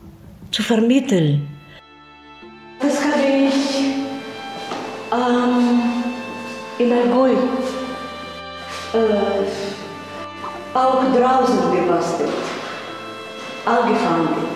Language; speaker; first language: German; non-native, fluent; Russian